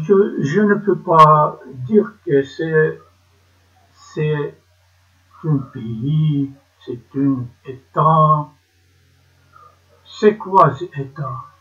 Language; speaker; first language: French; non-native, learner; Ukrainian